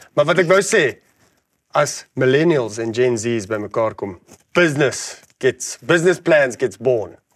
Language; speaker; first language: English; non-native, local second language; Afrikaans